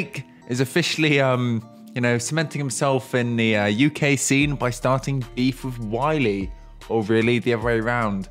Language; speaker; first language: English; native; English